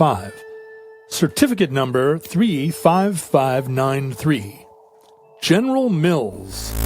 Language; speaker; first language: English; native; English